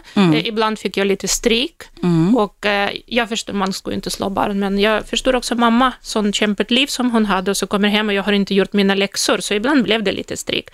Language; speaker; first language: Swedish; non-native, fluent; Russian